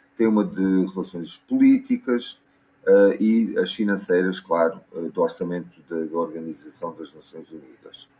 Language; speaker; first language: Portuguese; native; Portuguese